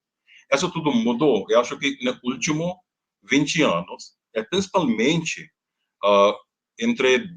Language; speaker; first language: Portuguese; non-native, learner; Hindi